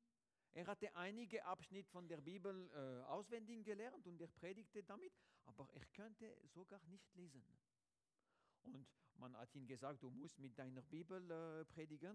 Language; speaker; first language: German; non-native, learner; French